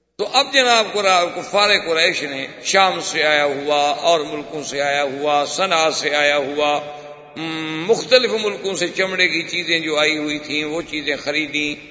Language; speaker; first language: Urdu; native; Urdu